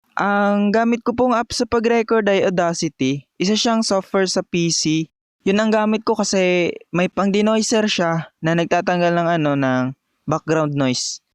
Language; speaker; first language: Filipino; non-native, local second language; Bikol